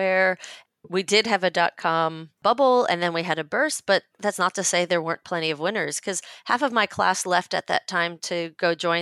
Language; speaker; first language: English; native; English